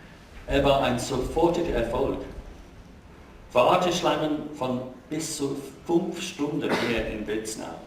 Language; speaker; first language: German; non-native, fluent; English